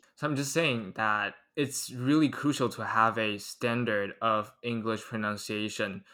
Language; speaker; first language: English; non-native, fluent; Chinese